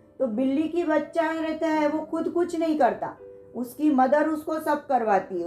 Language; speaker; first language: Hindi; non-native, local second language; Marathi